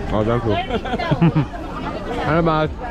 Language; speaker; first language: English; non-native, learner; Korean